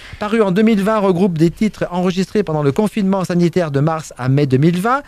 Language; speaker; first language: French; native; French